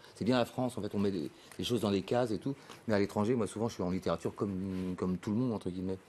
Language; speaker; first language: French; native; French